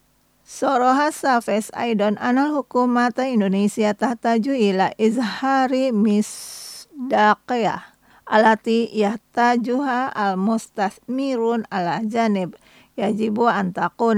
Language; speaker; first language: Arabic; non-native, fluent; Indonesian